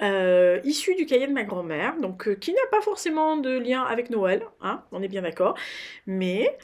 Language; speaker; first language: French; native; French